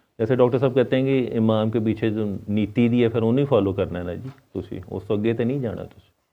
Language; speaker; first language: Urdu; non-native, local second language; Punjabi